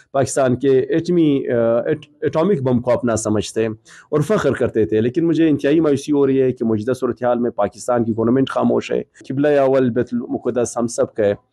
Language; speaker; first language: Urdu; non-native, local second language; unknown